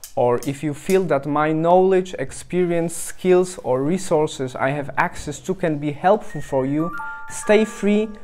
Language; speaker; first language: English; non-native, fluent; Polish